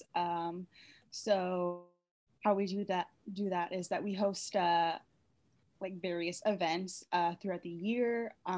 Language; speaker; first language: English; native; English